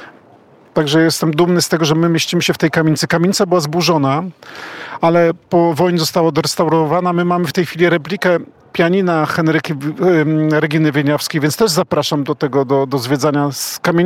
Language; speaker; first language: Polish; native; Polish